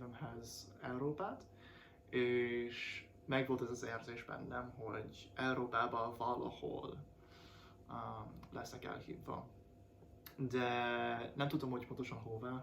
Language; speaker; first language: Hungarian; non-native, fluent; English